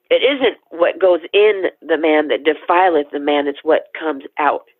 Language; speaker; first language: English; native; English